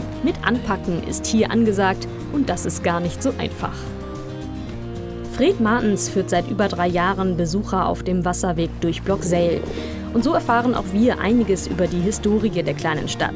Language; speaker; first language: German; native; German